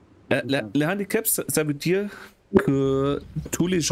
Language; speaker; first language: French; non-native, learner; German